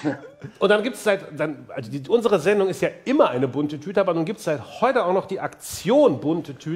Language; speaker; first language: German; native; German